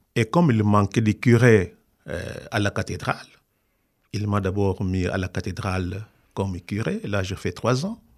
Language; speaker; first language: French; non-native, local second language; Kongo